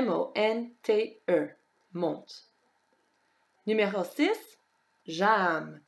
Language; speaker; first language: French; non-native, fluent; English